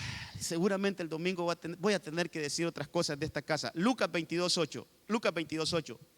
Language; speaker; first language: Spanish; native; Spanish